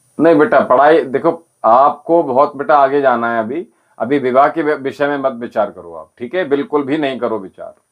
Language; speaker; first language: Hindi; native; Hindi